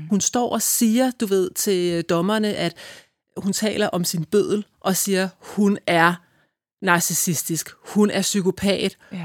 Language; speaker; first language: Danish; native; Danish